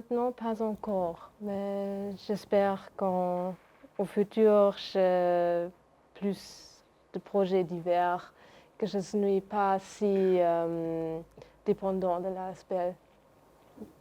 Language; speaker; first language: French; non-native, local second language; Luxembourgish